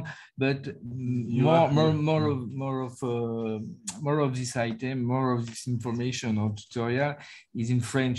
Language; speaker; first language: English; non-native, learner; French